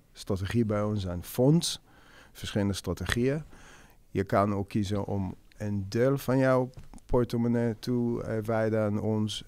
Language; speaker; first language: Dutch; non-native, fluent; Hebrew